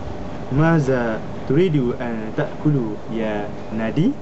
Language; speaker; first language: Arabic; non-native, learner; Malay